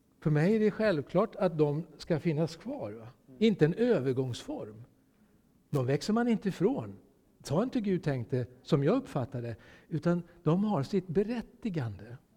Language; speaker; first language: Swedish; native; Swedish